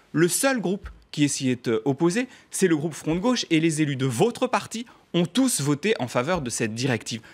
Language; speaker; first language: French; native; French